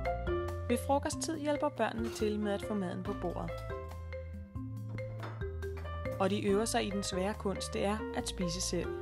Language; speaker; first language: Danish; native; Danish